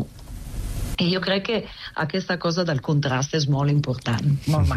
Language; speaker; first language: Catalan; non-native, fluent; Italian